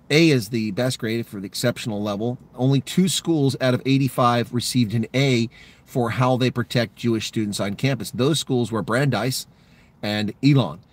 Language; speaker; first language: English; native; English